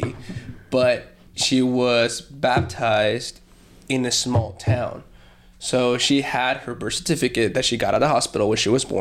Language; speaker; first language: English; non-native, fluent; Spanish